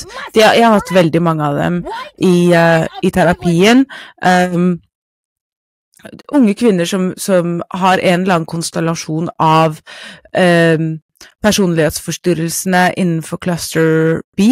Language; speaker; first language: Norwegian; non-native, fluent; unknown